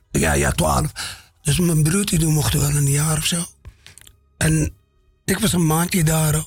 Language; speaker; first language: Dutch; non-native, fluent; Arabic